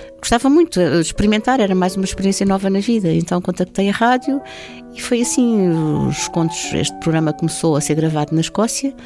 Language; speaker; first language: Portuguese; native; Portuguese